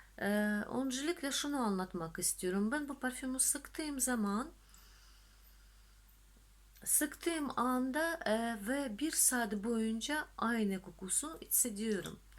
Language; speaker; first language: Turkish; non-native, fluent; Russian